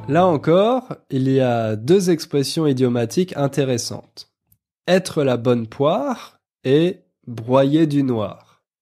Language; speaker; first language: French; native; French